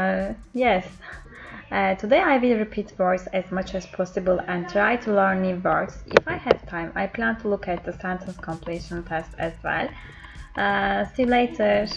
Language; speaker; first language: English; non-native, learner; Turkish